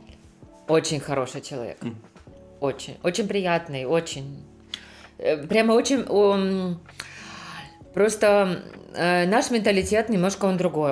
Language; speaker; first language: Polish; non-native, learner; Russian